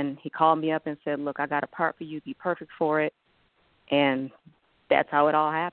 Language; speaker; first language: English; native; English